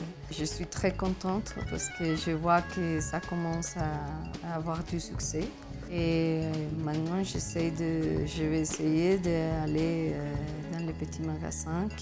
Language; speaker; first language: French; non-native, fluent; Spanish